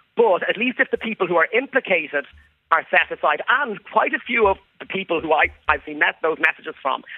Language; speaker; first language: English; native; English